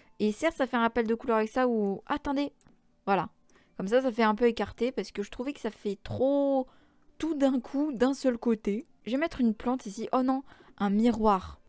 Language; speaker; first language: French; native; French